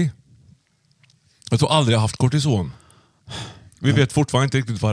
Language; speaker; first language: Swedish; native; Swedish